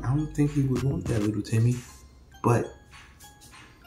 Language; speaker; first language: English; native; English